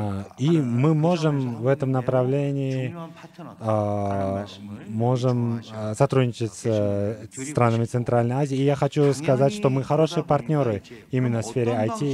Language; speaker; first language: Russian; non-native, fluent; Korean